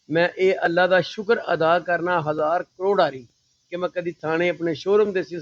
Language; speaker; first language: Urdu; non-native, local second language; Punjabi